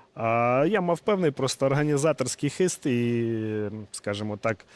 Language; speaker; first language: Ukrainian; non-native, local second language; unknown